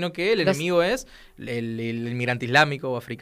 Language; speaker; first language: Spanish; native; Spanish